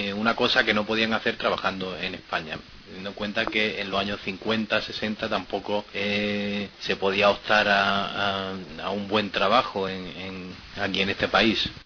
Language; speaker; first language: Spanish; native; Spanish